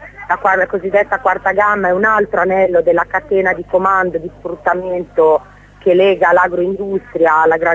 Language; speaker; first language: Italian; native; Italian